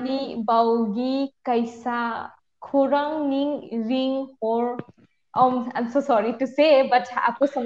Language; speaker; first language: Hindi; non-native, local second language; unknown